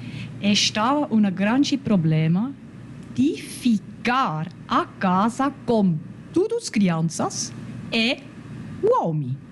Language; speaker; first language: Portuguese; non-native, learner; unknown